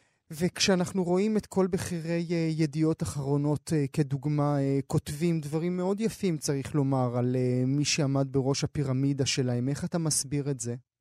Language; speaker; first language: Hebrew; native; Hebrew